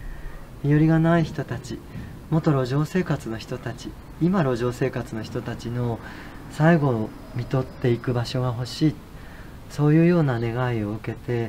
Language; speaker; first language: Japanese; native; Japanese